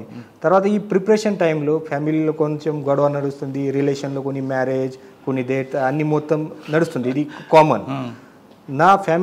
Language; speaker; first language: Telugu; non-native, learner; Marathi